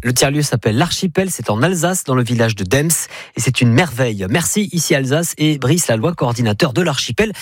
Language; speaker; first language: French; native; French